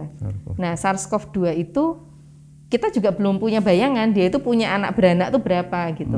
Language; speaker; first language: Indonesian; native; Indonesian